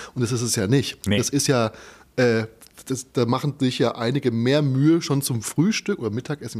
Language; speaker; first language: German; native; German